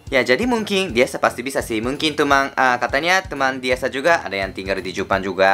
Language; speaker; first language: Indonesian; non-native, fluent; Japanese